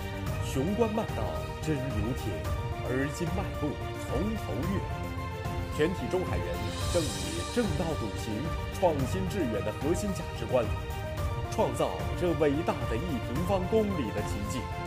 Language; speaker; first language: Chinese; native; Chinese